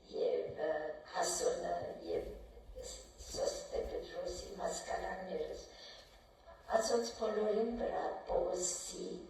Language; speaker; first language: Armenian; native; Armenian